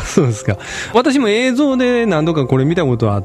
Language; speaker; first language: Japanese; native; Japanese